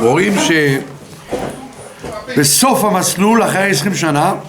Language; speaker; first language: Hebrew; non-native, fluent; French